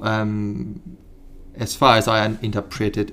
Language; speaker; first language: English; non-native, fluent; German